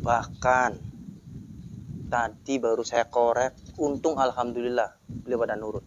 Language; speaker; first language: Indonesian; native; Indonesian